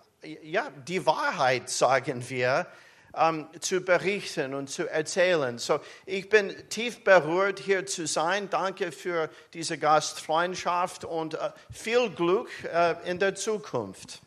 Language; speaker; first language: German; non-native, learner; English